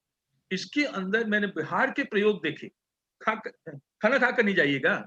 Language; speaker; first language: Hindi; native; Hindi